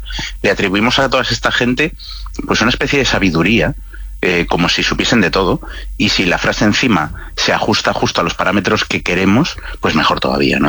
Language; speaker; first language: Spanish; native; Spanish